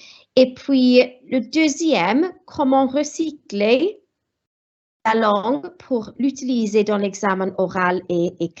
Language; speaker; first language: French; non-native, fluent; Welsh